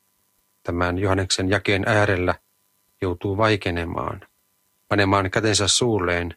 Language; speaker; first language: Finnish; native; Finnish